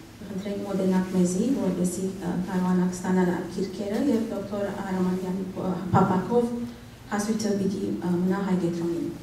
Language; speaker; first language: Armenian; early bilingual, heritage; Armenian